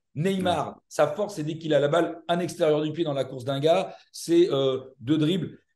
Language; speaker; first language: French; native; French